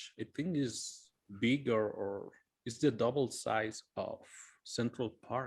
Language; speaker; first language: English; non-native, fluent; Spanish